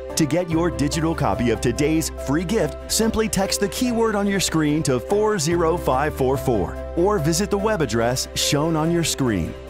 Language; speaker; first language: English; native; English